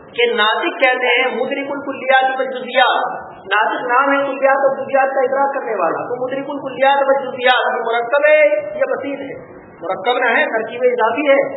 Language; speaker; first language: Urdu; native; Urdu